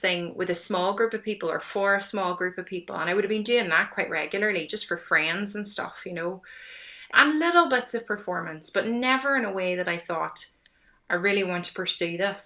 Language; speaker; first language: English; native; English